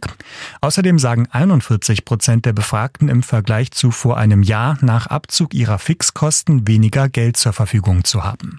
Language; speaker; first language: German; native; German